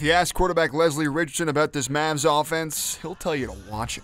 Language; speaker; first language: English; native; English